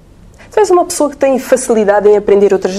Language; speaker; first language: Portuguese; native; Portuguese